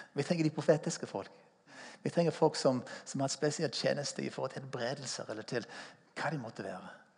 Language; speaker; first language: Norwegian; non-native, fluent; English